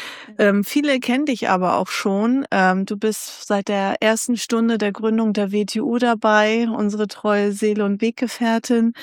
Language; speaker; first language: German; native; German